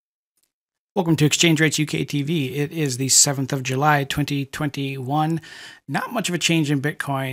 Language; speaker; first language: English; native; English